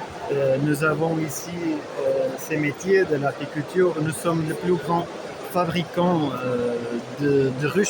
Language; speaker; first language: French; non-native, fluent; Portuguese